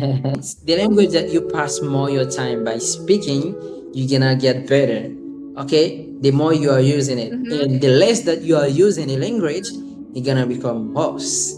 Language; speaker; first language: English; non-native, fluent; Haitian Creole